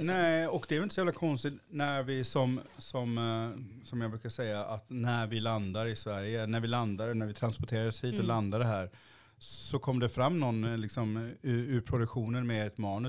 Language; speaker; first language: Swedish; early bilingual, other home language; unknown